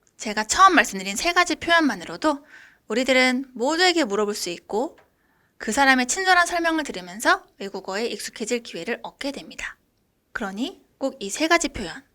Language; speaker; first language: Korean; native; Korean